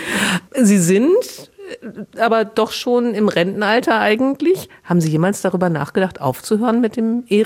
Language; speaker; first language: German; native; German